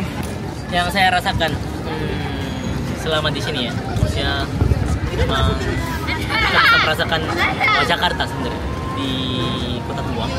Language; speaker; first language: Indonesian; non-native, fluent; Korean